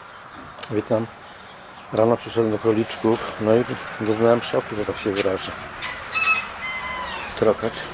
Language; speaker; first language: Polish; native; Polish